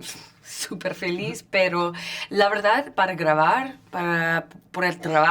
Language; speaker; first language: Spanish; non-native, learner; English